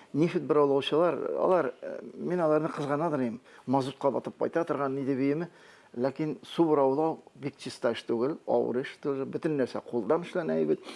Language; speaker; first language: Tatar; native; Tatar